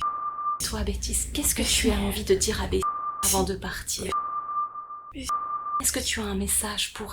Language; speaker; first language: French; native; French